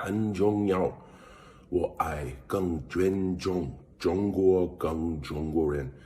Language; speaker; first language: Chinese; non-native, learner; English